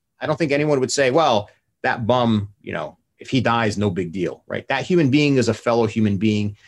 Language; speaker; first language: English; native; English